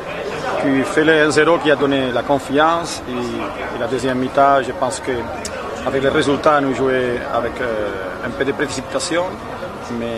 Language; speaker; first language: French; non-native, learner; Spanish